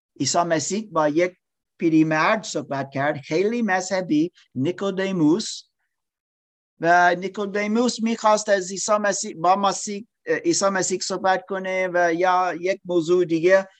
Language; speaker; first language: Persian; non-native, learner; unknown